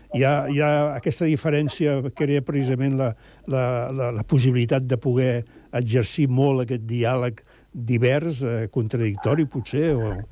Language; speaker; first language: Catalan; native; Catalan